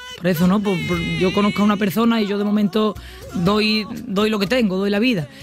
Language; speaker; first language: Spanish; native; Spanish